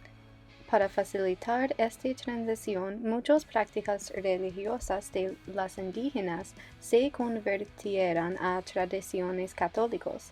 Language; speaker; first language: Spanish; non-native, learner; English